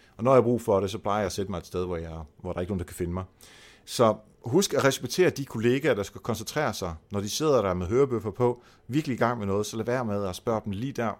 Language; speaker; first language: Danish; non-native, fluent; Dutch